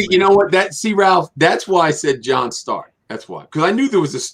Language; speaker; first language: English; native; English